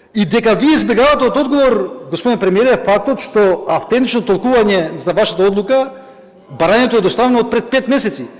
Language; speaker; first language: Macedonian; non-native, local second language; Albanian